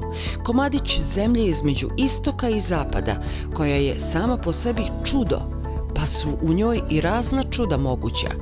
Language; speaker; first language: Bosnian; native; Bosnian